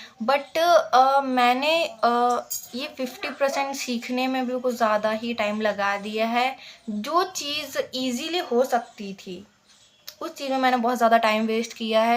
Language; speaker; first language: Hindi; native; Hindi